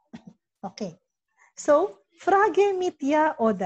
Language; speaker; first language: German; non-native, learner; Filipino